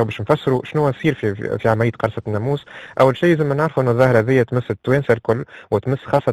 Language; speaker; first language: Arabic; native; Arabic